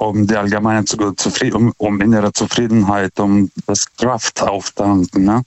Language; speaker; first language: German; non-native, fluent; Lithuanian